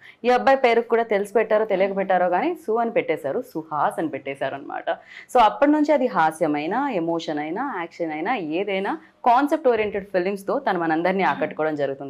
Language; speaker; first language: Telugu; native; Telugu